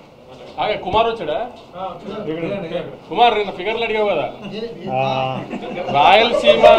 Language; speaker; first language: Telugu; native; Telugu